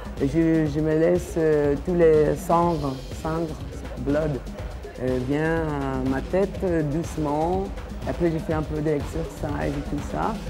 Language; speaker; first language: French; non-native, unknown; English